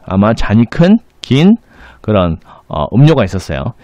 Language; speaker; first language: Korean; native; Korean